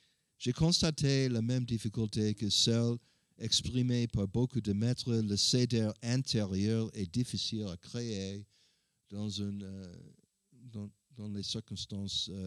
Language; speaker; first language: French; non-native, learner; English